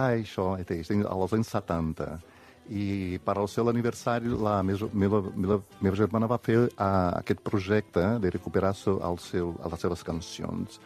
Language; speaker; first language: Catalan; non-native, fluent; Portuguese